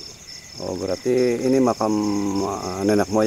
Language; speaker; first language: Indonesian; non-native, local second language; Javanese